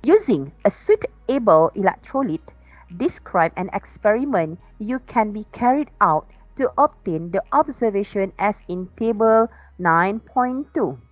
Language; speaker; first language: English; non-native, local second language; Malay